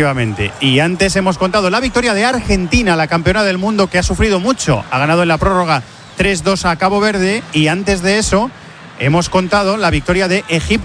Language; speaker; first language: Spanish; native; Spanish